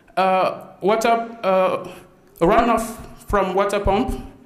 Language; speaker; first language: English; non-native, fluent; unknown